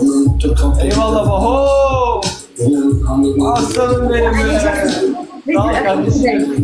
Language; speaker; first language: Turkish; native; Turkish